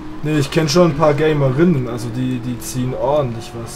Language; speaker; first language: German; native; German